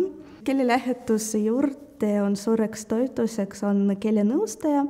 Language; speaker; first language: Estonian; non-native, local second language; Russian